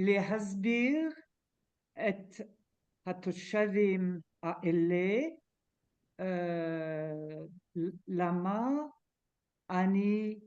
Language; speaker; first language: Hebrew; non-native, learner; French